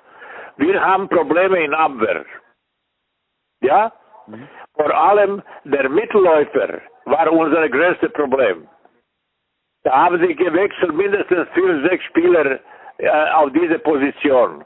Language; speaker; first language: German; non-native, fluent; Serbian